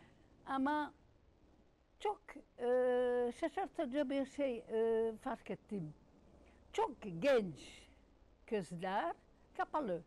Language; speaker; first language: Turkish; non-native, learner; French